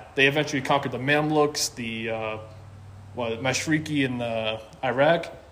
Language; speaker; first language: English; native; English